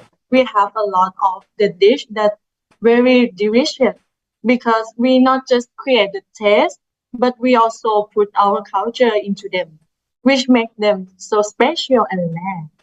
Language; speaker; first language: English; non-native, learner; Thai